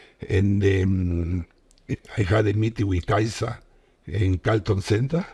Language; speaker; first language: English; non-native, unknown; Spanish